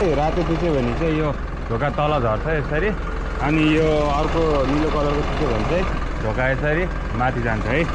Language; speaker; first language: Nepali; native; Nepali